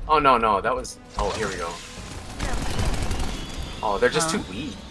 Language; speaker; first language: English; native; English